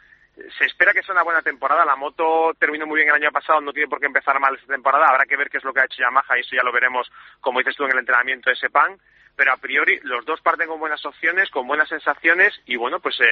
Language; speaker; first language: Spanish; native; Spanish